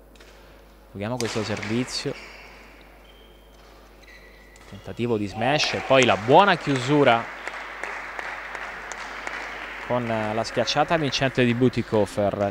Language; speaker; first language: Italian; native; Italian